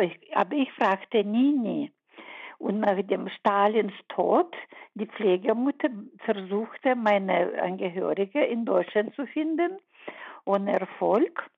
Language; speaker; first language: German; early bilingual, heritage; German